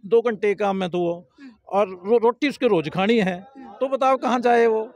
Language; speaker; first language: Hindi; native; Hindi